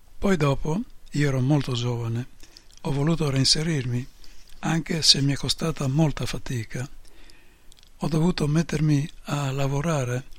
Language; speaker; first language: Italian; native; Italian